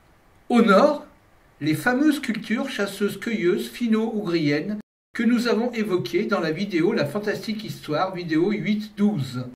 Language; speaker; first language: French; native; French